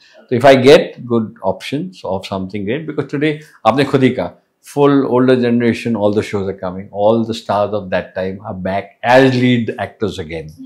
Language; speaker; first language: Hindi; non-native, local second language; English